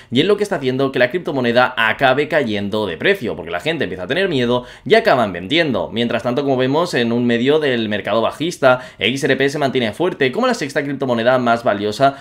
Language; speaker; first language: Spanish; native; Spanish